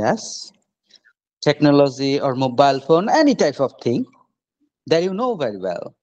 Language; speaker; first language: English; non-native, fluent; Bangla